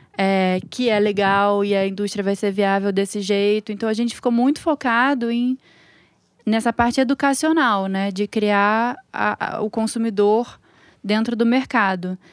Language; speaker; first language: Portuguese; native; Portuguese